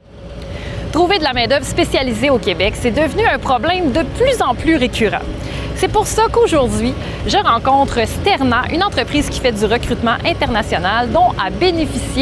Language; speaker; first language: French; native; French